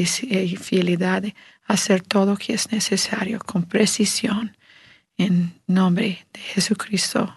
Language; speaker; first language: Spanish; non-native, learner; English